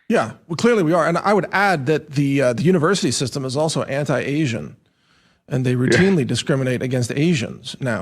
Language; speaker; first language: English; native; English